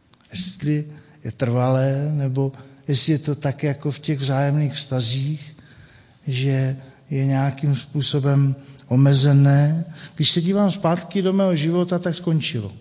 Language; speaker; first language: Czech; native; Czech